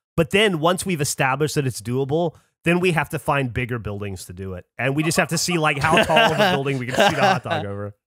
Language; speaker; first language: English; native; English